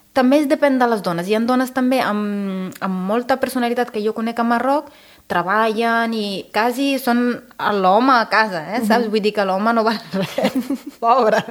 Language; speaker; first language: Catalan; non-native, fluent; Arabic